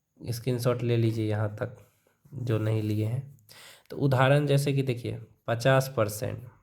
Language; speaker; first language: Hindi; native; Hindi